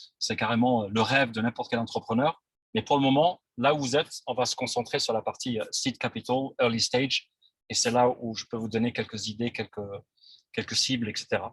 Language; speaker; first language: French; non-native, local second language; Arabic